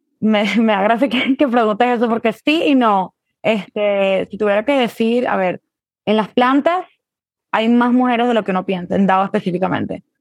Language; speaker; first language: Spanish; early bilingual, heritage; Spanish